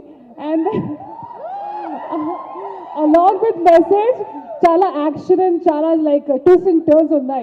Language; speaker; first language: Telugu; non-native, learner; Hindi